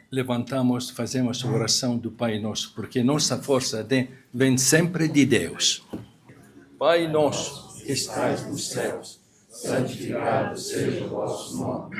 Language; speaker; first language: Portuguese; non-native, fluent; Arabic